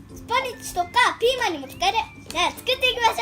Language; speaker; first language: Japanese; early bilingual, heritage; Japanese